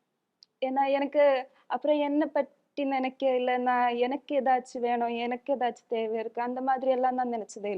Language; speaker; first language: Tamil; non-native, local second language; Malayalam